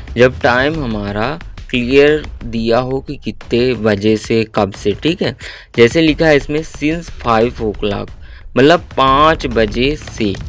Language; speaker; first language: Hindi; native; Hindi